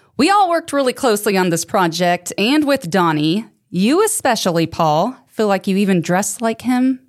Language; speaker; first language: English; native; English